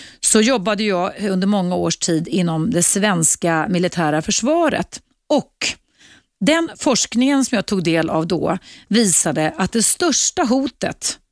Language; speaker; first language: Swedish; native; Swedish